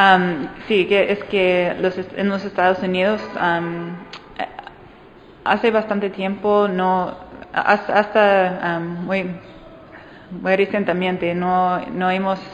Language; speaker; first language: Spanish; non-native, fluent; English